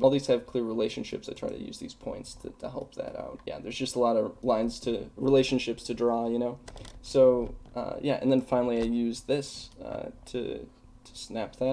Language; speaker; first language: English; native; English